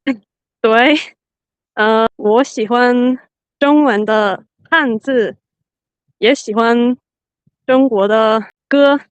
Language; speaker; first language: Chinese; non-native, learner; Finnish